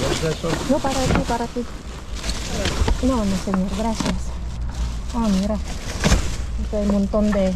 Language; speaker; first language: Spanish; non-native, learner; Filipino